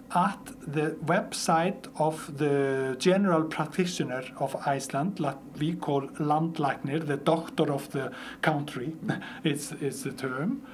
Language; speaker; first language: English; non-native, fluent; Icelandic